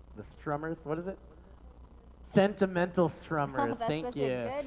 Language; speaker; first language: English; native; English